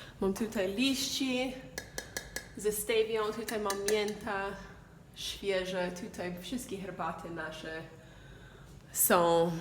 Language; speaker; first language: Polish; non-native, learner; English